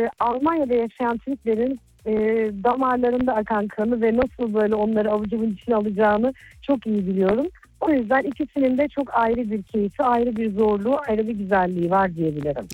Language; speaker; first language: Turkish; early bilingual, heritage; Turkish